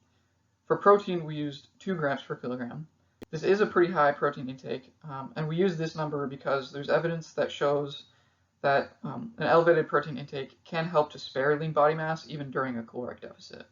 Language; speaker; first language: English; native; English